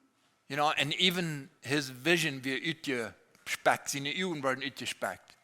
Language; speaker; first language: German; non-native, learner; Low German